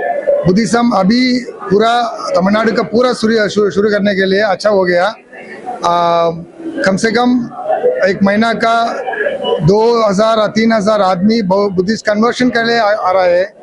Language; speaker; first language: Hindi; non-native, local second language; Tamil